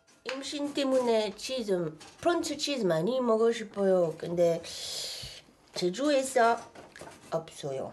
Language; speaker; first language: Korean; non-native, learner; French